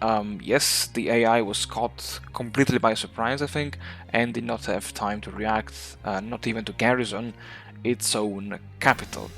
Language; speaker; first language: English; non-native, fluent; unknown